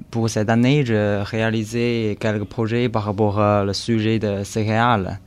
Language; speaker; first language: French; non-native, learner; Chinese